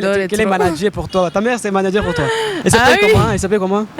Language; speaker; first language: French; non-native, local second language; Rundi